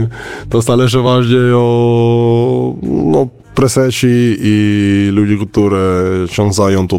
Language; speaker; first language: Polish; non-native, learner; Spanish